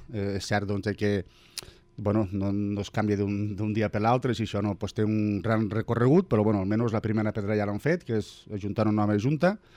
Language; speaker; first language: Catalan; native; Catalan